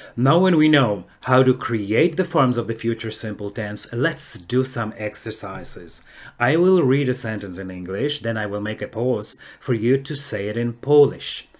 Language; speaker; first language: English; non-native, fluent; Polish